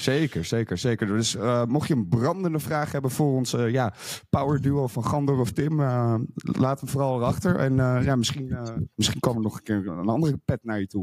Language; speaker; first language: Dutch; native; Dutch